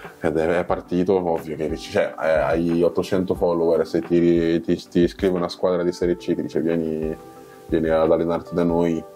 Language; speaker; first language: Italian; early bilingual, other home language; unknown